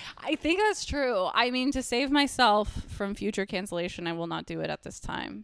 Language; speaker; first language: English; native; English